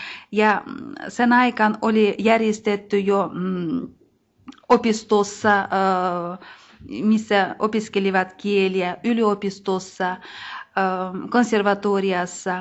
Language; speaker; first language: Finnish; non-native, fluent; Russian